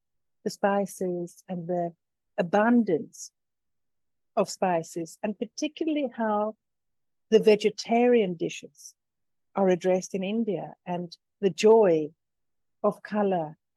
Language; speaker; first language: English; native; English